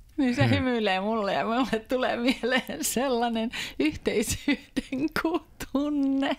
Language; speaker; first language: Finnish; native; Finnish